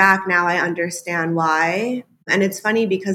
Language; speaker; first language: English; native; English